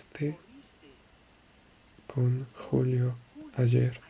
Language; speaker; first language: Spanish; non-native, learner; French